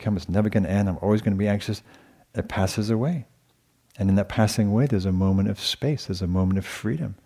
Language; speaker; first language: English; native; English